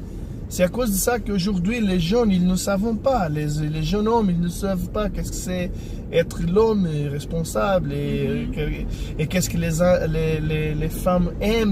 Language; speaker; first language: French; non-native, fluent; Portuguese